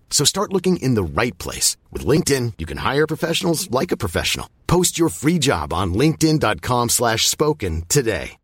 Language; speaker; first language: English; native; English